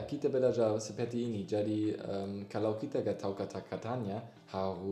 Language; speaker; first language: Indonesian; non-native, learner; German